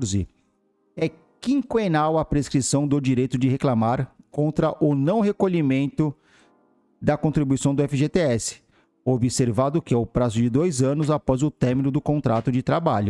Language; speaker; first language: Portuguese; native; Portuguese